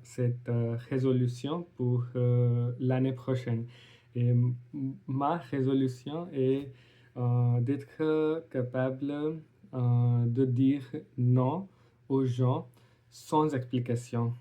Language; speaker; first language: French; non-native, learner; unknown